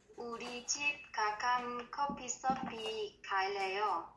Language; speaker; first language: Korean; non-native, learner; Vietnamese